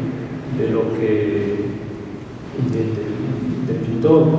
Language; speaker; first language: Spanish; non-native, fluent; French